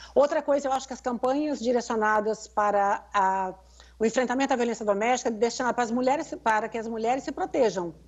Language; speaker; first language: Portuguese; native; Portuguese